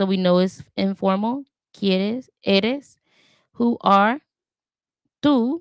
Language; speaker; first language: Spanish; non-native, learner; English